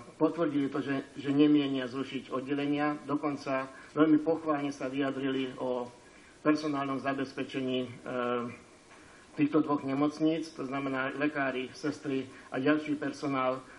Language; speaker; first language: Slovak; non-native, local second language; Hungarian